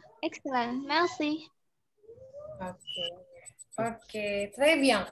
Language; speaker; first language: French; non-native, fluent; Indonesian